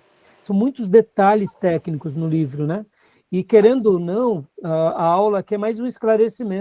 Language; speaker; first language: Portuguese; native; Portuguese